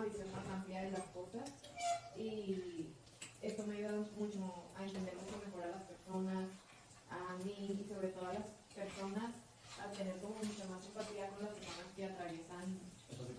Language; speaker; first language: Spanish; early bilingual, heritage; Spanish